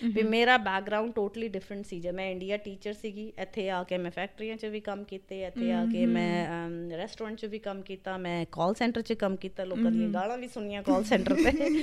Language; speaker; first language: Punjabi; native; Punjabi